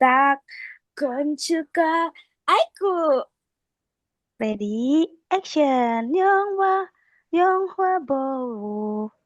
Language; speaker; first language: Korean; non-native, learner; Indonesian